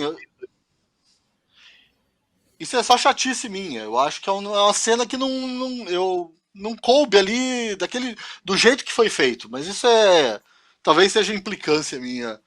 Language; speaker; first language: Portuguese; native; Portuguese